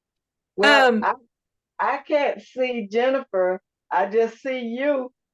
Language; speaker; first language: English; native; English